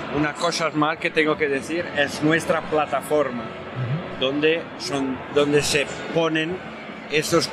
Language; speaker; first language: Spanish; non-native, fluent; Italian